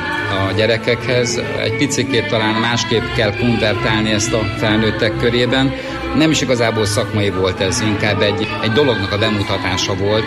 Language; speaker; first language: Hungarian; native; Hungarian